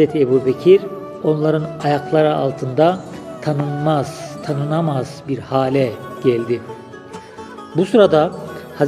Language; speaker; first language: Turkish; native; Turkish